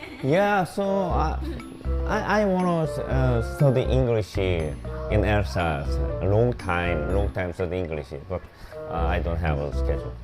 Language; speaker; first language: English; non-native, learner; Korean